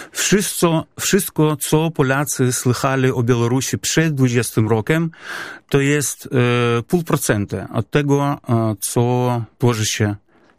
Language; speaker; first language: Polish; non-native, fluent; Belarusian